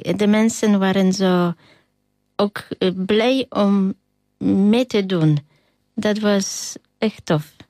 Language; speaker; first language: Dutch; non-native, fluent; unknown